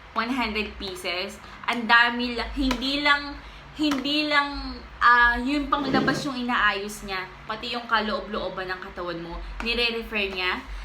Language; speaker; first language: Filipino; native; Filipino